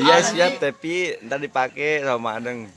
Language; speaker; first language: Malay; non-native, local second language; Sundanese